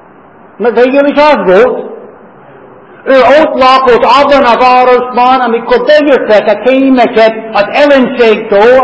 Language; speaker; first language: Hungarian; non-native, fluent; English